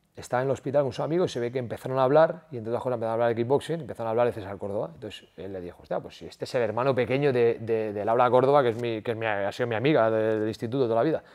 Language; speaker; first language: Spanish; native; Spanish